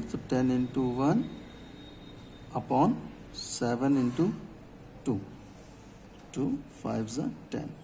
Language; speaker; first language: English; non-native, local second language; Hindi